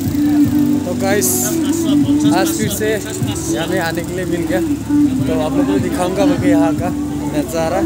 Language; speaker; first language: Hindi; non-native, local second language; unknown